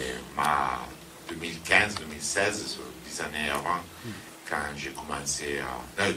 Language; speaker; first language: French; non-native, fluent; Italian